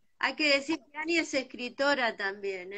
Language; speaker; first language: Spanish; native; Spanish